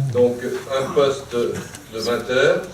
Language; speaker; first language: French; native; French